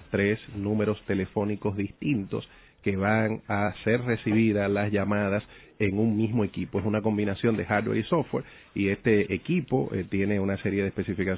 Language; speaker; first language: Spanish; native; Spanish